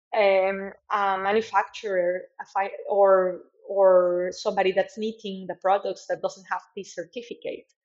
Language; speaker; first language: English; non-native, fluent; Spanish